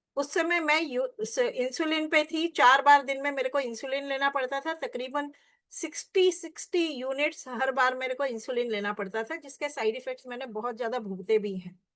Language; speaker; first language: Hindi; non-native, local second language; Marathi